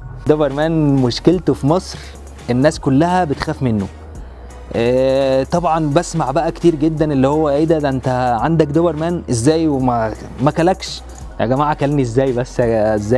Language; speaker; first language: Arabic; native; Arabic